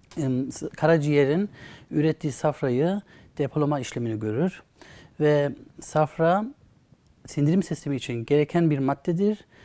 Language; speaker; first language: Turkish; early bilingual, heritage; Turkish